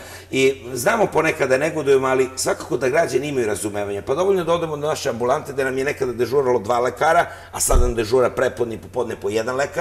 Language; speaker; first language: Serbian; native; Serbian